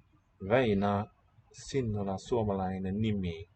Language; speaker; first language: Finnish; non-native, learner; English